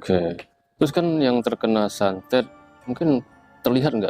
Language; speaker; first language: Indonesian; native; Indonesian